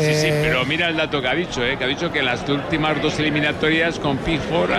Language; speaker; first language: Spanish; native; Spanish